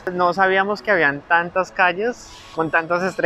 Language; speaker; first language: Spanish; native; Spanish